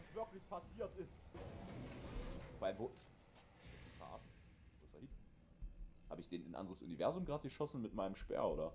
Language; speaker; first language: German; native; German